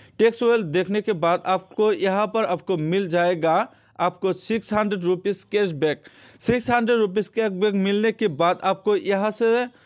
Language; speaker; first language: Hindi; non-native, local second language; Assamese